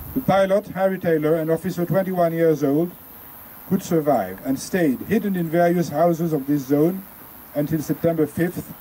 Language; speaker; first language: English; non-native, fluent; French